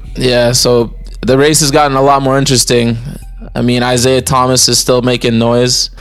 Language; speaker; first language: English; native; English